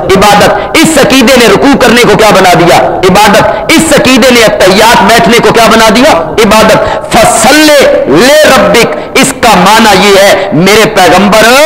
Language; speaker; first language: Urdu; non-native, local second language; Punjabi